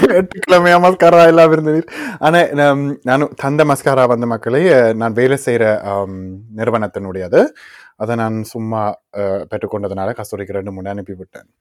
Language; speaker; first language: Tamil; early bilingual, heritage; Tamil